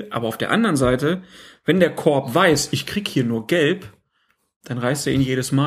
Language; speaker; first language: German; native; German